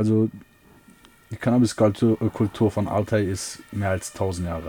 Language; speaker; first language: German; early bilingual, other home language; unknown